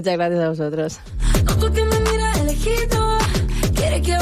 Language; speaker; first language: Spanish; native; Spanish